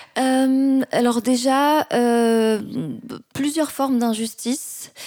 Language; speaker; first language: French; non-native, local second language; Arabic